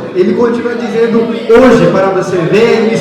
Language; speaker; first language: Portuguese; native; Portuguese